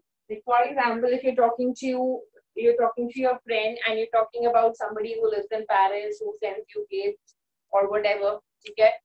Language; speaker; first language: English; non-native, local second language; Hindi